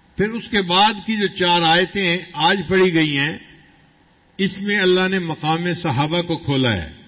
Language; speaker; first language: Urdu; non-native, local second language; Punjabi